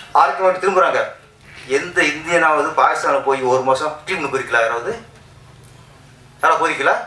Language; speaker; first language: Tamil; native; Tamil